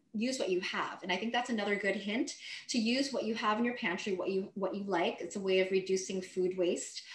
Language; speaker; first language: English; native; English